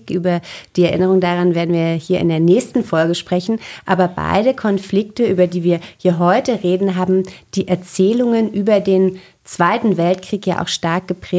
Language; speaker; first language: German; native; German